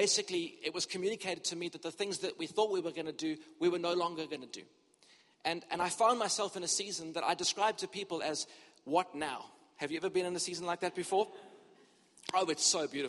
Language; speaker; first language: English; native; English